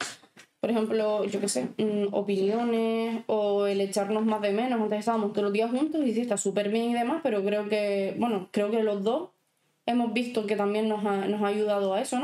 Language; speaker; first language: Spanish; native; Spanish